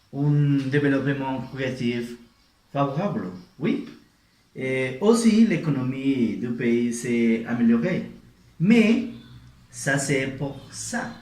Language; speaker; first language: French; non-native, learner; Spanish